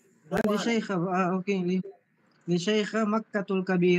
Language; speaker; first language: Arabic; non-native, learner; Filipino